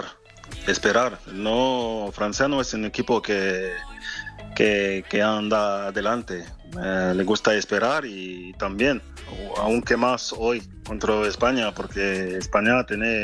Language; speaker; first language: Spanish; non-native, fluent; French